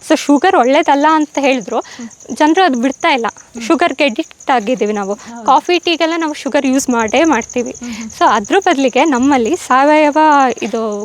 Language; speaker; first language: Kannada; non-native, local second language; Marathi